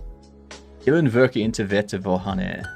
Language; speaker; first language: Swedish; non-native, learner; English